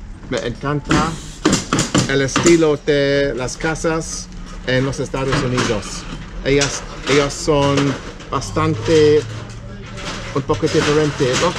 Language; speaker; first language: Spanish; non-native, learner; English